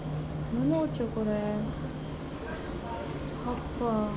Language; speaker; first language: Japanese; non-native, learner; Filipino